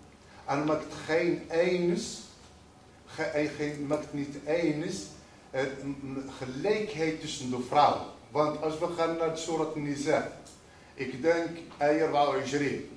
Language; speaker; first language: Dutch; non-native, fluent; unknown